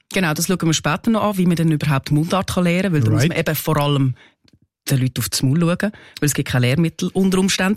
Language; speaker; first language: German; native; German